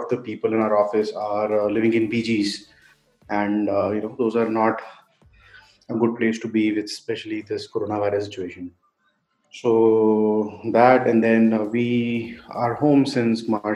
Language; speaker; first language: English; non-native, local second language; Hindi